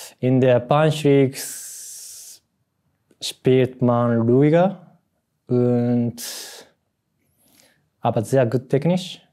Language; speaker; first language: German; non-native, learner; Japanese